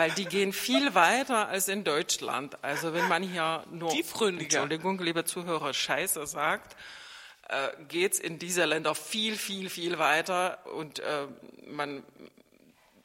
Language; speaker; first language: German; non-native, fluent; Czech